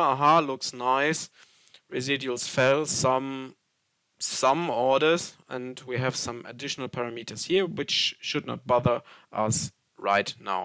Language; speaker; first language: English; non-native, fluent; German